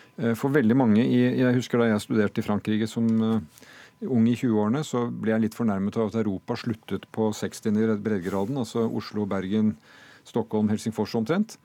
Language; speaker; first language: Norwegian; native; Norwegian